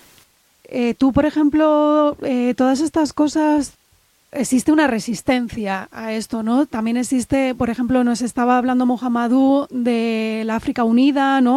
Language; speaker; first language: Spanish; native; Spanish